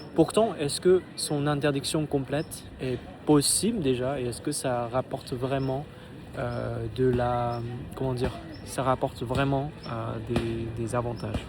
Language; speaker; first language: French; non-native, fluent; Vietnamese